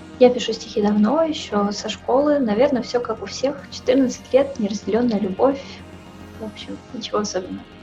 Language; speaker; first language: Russian; native; Russian